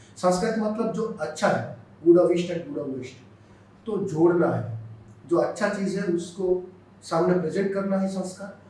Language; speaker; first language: Hindi; non-native, local second language; Bangla